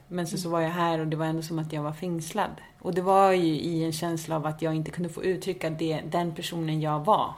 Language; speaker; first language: Swedish; early bilingual, other home language; Spanish